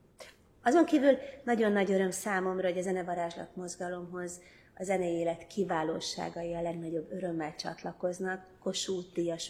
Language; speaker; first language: Hungarian; native; Hungarian